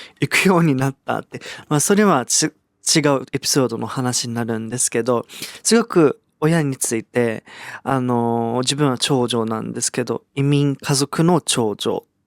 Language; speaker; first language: Japanese; early bilingual, other home language; Portuguese